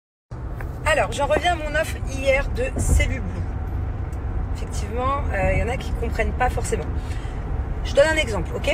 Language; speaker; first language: French; native; French